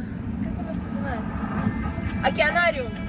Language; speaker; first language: Russian; native; Russian